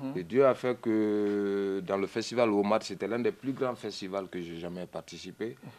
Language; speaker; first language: French; non-native, local second language; Mandingo